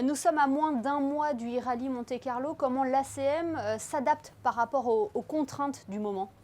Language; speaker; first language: French; native; French